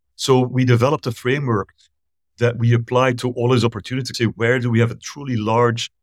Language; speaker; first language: English; non-native, fluent; Dutch